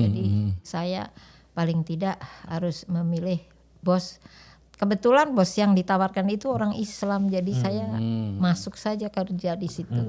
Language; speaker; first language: Indonesian; native; Indonesian